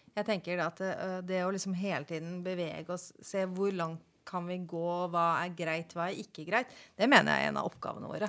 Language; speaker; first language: Norwegian; native; Norwegian